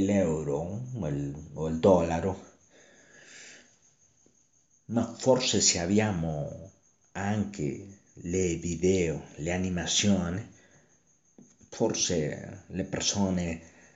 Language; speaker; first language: Italian; non-native, learner; Spanish